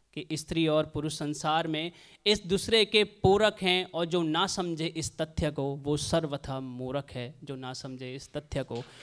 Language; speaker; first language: Hindi; native; Hindi